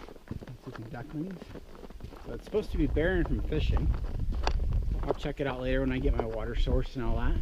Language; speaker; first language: English; native; English